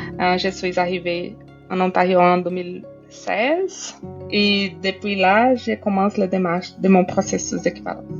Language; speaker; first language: French; non-native, fluent; Portuguese